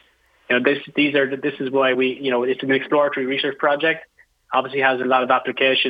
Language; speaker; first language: English; native; English